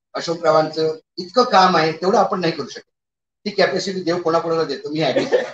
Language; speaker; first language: Marathi; native; Marathi